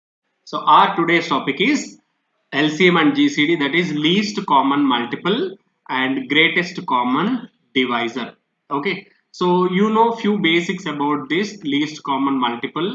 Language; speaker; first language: English; non-native, local second language; Telugu